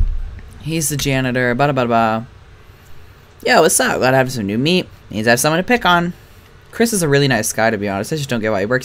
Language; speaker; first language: English; native; English